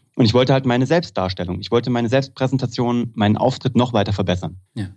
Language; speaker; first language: German; native; German